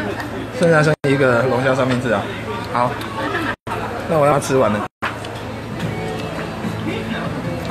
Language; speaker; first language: Chinese; native; Chinese